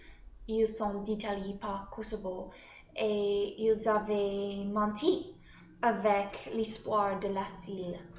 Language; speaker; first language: French; non-native, learner; English